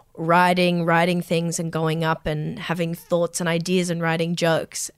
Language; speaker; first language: English; native; English